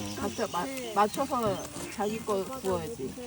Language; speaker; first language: Korean; native; Korean